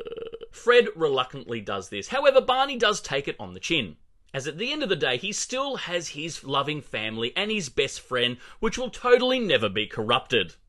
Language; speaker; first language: English; native; English